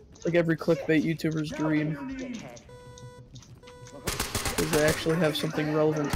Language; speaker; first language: English; native; English